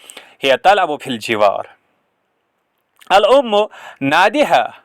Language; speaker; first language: Arabic; non-native, fluent; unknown